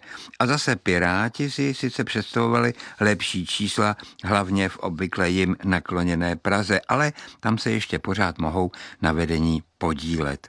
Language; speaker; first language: Czech; native; Czech